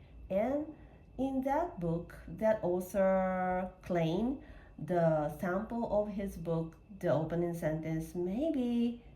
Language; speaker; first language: English; non-native, learner; Japanese